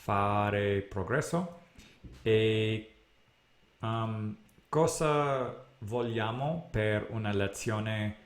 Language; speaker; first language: Italian; non-native, learner; English